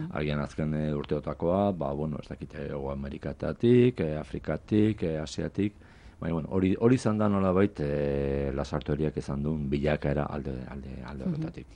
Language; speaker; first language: Basque; non-native, local second language; Spanish